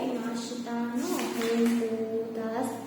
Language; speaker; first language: Japanese; non-native, learner; Burmese